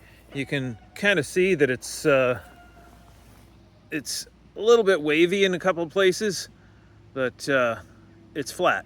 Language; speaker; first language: English; native; English